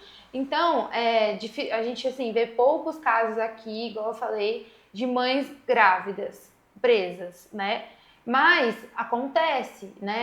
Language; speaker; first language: Portuguese; native; Portuguese